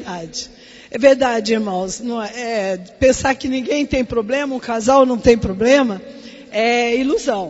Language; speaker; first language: Portuguese; native; Portuguese